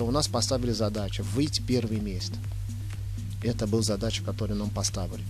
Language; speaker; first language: Russian; non-native, fluent; Portuguese